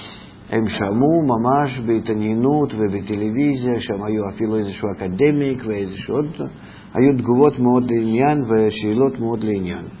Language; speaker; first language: Hebrew; non-native, fluent; Russian